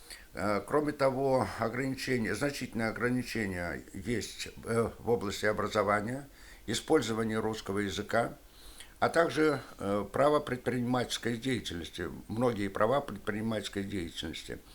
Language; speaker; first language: Russian; native; Russian